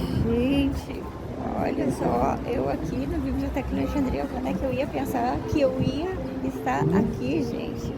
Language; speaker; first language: Portuguese; native; Portuguese